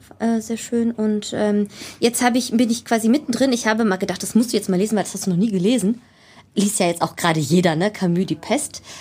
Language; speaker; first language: German; early bilingual, other home language; Greek